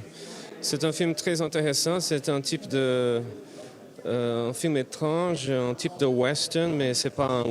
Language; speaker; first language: French; non-native, fluent; Portuguese